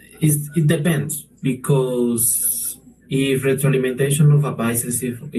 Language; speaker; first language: English; non-native, learner; Spanish